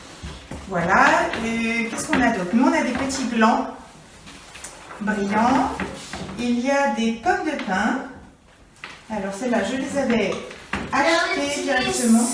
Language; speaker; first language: French; native; French